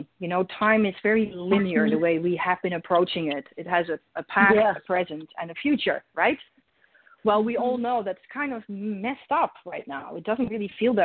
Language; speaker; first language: English; non-native, fluent; Dutch